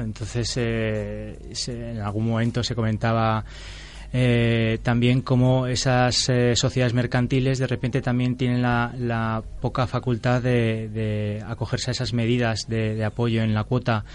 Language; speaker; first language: Spanish; native; Spanish